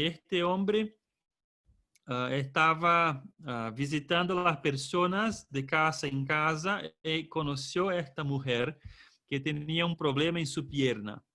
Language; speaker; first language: Spanish; non-native, fluent; Portuguese